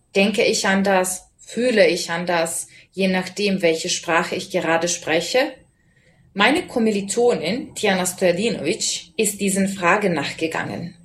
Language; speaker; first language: German; non-native, fluent; Serbian